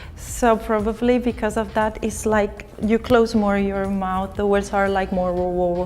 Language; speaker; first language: English; non-native, fluent; Catalan